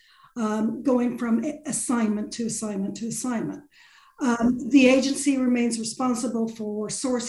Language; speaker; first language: English; native; English